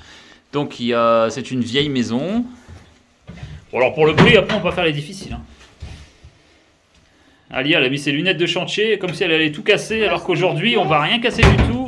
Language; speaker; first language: French; native; French